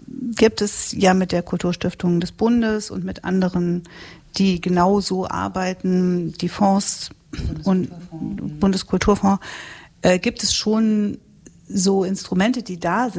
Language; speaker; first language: German; native; German